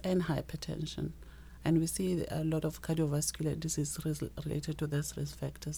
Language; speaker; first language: English; non-native, local second language; Northern Sotho